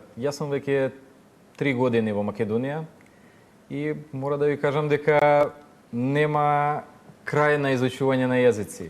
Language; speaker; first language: Macedonian; non-native, fluent; Ukrainian